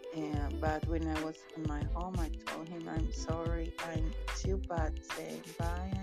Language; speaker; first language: English; non-native, learner; Spanish